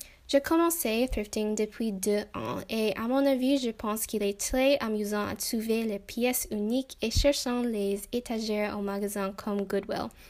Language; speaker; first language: French; non-native, learner; English